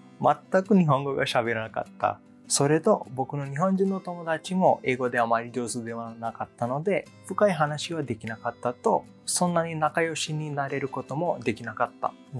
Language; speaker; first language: Japanese; non-native, learner; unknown